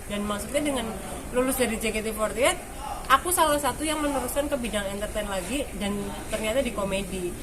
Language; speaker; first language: Indonesian; non-native, local second language; Javanese